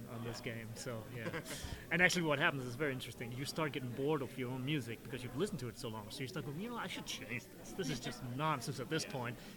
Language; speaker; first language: English; non-native, fluent; Danish